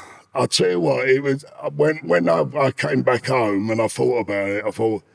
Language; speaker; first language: English; native; English